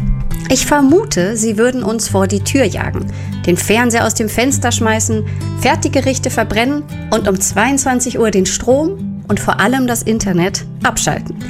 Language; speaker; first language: German; native; German